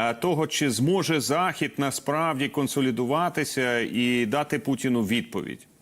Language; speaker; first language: Ukrainian; native; Ukrainian